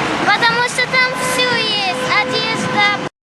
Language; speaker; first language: Russian; early bilingual, heritage; Arabic